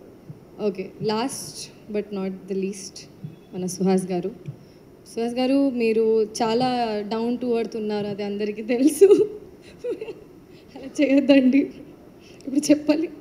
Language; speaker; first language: Telugu; non-native, learner; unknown